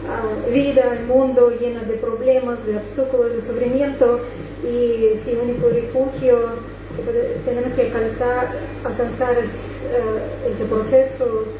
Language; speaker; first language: Spanish; non-native, fluent; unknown